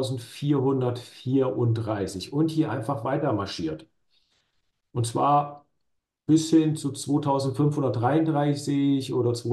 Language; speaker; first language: German; native; German